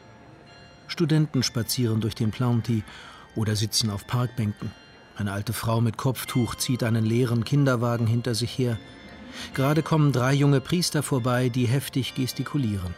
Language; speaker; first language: German; native; German